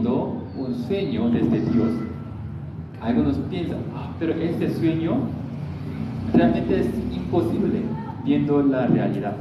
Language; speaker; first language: Spanish; non-native, learner; Korean